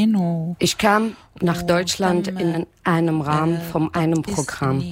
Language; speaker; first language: German; non-native, learner; Arabic